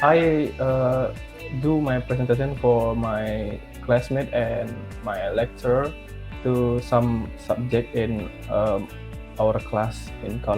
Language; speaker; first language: English; non-native, learner; Indonesian